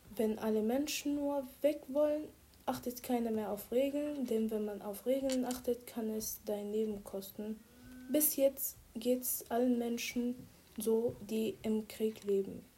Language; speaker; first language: German; non-native, fluent; Arabic